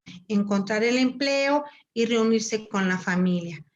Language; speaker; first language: Spanish; native; Spanish